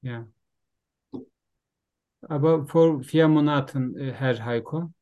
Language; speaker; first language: German; non-native, learner; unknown